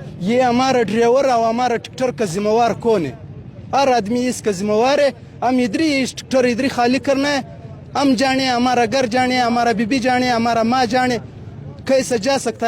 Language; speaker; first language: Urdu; non-native, learner; Pashto